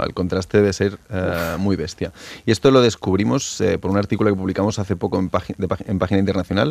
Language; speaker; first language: Spanish; native; Spanish